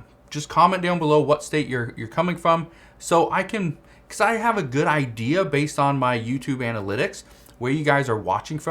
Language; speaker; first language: English; native; English